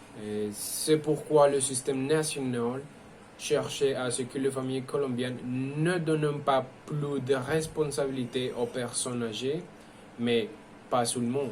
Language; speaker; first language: French; non-native, learner; Spanish